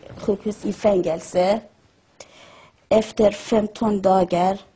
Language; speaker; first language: Swedish; non-native, learner; Persian